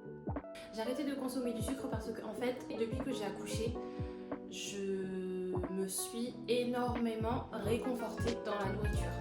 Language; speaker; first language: French; native; French